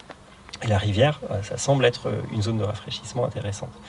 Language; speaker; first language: French; native; French